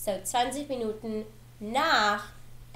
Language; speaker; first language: German; non-native, learner; English